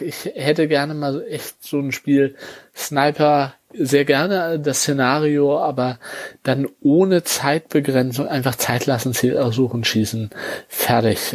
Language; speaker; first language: German; native; German